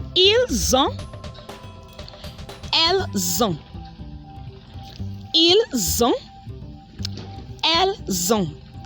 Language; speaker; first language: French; non-native, fluent; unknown